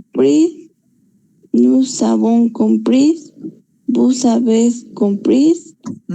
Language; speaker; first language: French; non-native, learner; Spanish